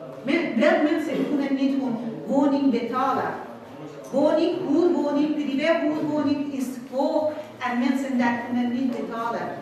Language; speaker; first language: Dutch; non-native, fluent; Persian